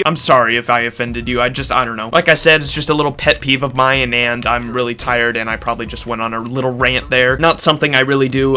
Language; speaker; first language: English; native; English